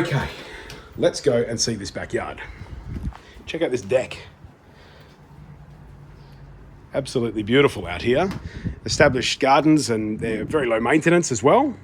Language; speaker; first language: English; native; English